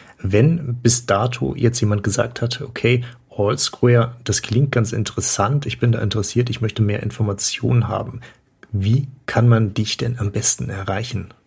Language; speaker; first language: German; native; German